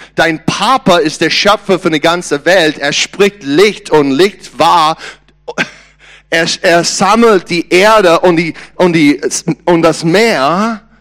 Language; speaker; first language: German; non-native, learner; English